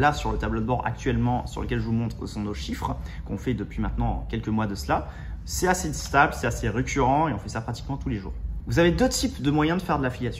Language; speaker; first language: French; native; French